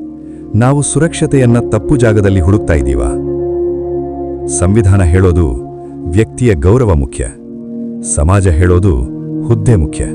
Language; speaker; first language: Kannada; native; Kannada